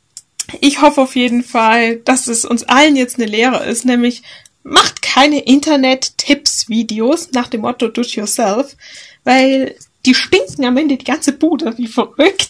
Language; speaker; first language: German; native; German